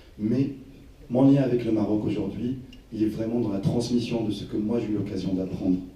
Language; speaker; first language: French; non-native, local second language; Arabic